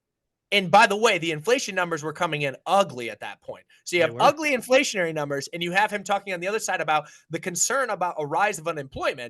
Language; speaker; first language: English; native; English